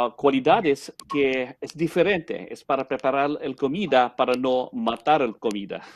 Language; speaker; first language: Spanish; non-native, learner; English